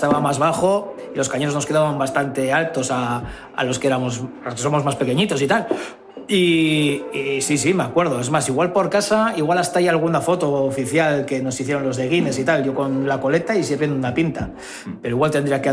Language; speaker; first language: Spanish; native; Spanish